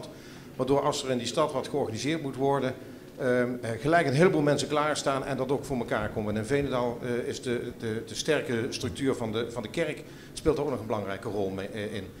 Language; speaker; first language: Dutch; native; Dutch